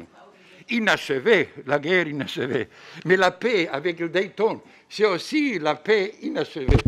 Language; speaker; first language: French; non-native, fluent; Bosnian